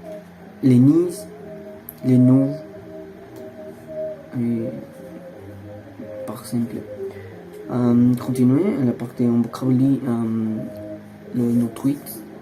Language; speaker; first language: French; non-native, learner; Spanish